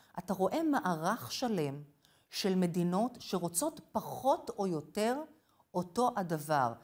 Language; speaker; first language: Hebrew; non-native, fluent; English